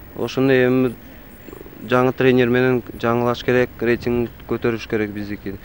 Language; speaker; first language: Kyrgyz; non-native, local second language; Tajik